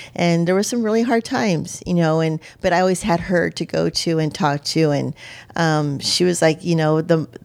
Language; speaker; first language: English; native; English